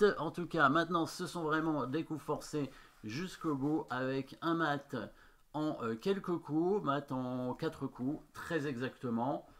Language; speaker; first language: French; native; French